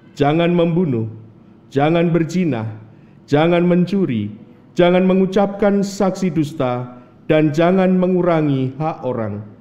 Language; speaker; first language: Indonesian; native; Indonesian